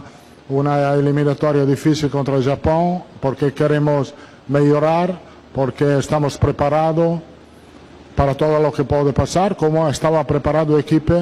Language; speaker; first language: Portuguese; non-native, learner; Italian